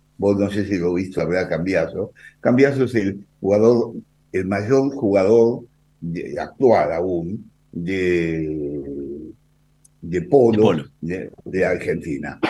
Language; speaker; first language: Spanish; native; Spanish